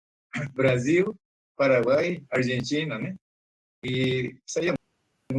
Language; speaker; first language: Portuguese; non-native, learner; Japanese